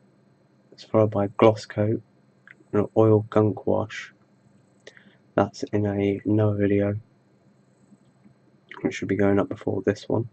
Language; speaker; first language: English; native; English